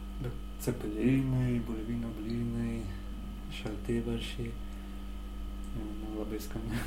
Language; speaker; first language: Lithuanian; non-native, learner; Azerbaijani